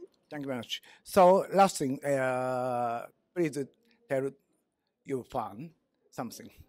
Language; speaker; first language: English; non-native, learner; Japanese